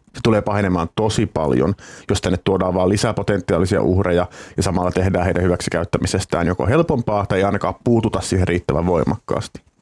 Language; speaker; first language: Finnish; native; Finnish